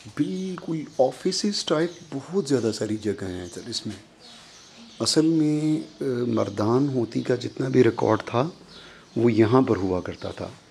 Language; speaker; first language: Urdu; non-native, local second language; Punjabi